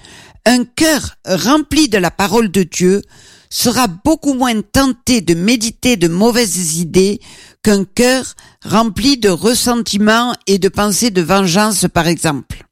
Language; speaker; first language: French; native; French